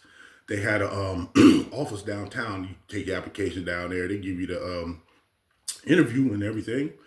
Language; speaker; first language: English; native; English